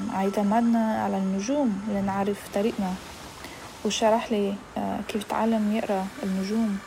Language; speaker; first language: Arabic; non-native, fluent; Bulgarian